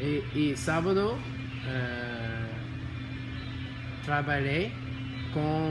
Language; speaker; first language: Portuguese; non-native, learner; English